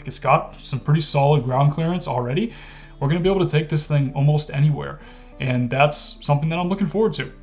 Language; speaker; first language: English; native; English